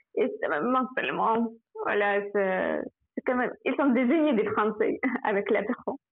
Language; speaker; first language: French; non-native, fluent; Russian